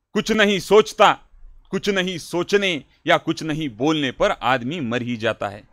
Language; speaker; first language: Hindi; non-native, local second language; Marathi